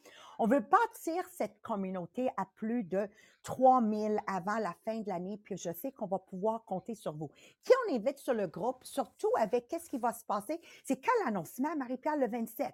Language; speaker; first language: French; native; French